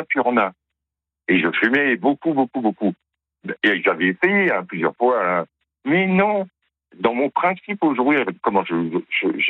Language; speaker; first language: French; native; French